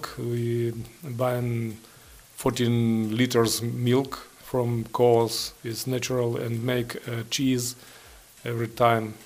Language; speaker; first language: English; non-native, learner; Ukrainian